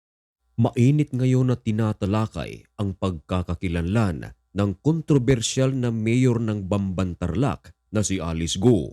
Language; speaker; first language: Filipino; native; Filipino